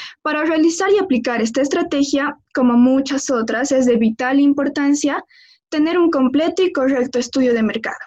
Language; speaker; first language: Spanish; native; Spanish